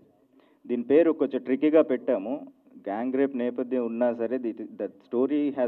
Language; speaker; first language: Telugu; native; Telugu